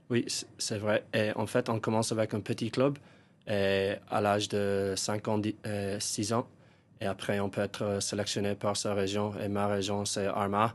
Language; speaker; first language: French; non-native, fluent; English